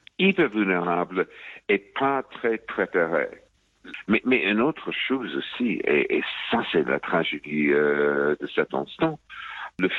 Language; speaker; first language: French; non-native, fluent; English